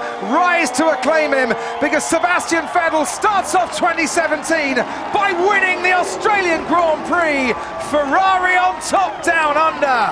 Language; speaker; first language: English; native; English